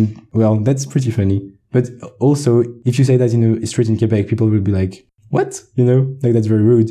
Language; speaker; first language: English; non-native, fluent; French